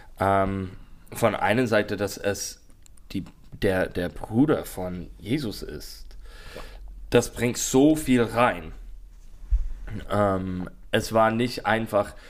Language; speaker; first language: German; non-native, learner; English